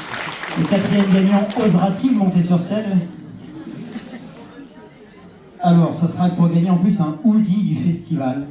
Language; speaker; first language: French; native; French